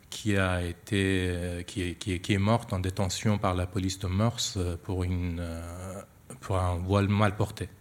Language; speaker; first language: French; non-native, fluent; Persian